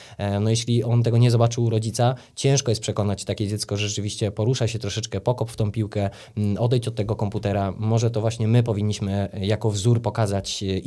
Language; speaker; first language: Polish; native; Polish